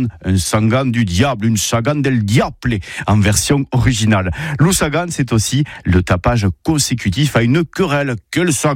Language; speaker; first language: French; native; French